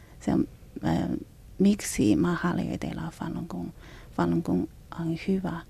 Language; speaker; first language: Finnish; non-native, learner; Chinese